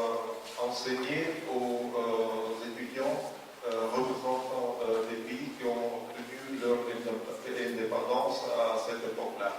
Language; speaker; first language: French; non-native, fluent; Russian